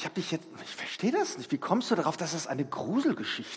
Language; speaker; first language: German; native; German